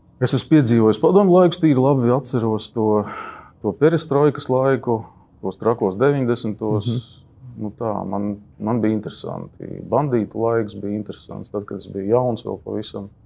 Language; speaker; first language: Latvian; native; Latvian